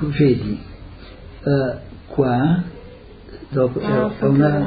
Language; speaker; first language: Italian; early bilingual, heritage; Portuguese